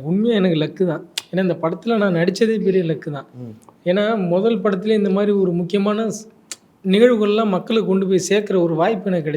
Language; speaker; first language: Tamil; native; Tamil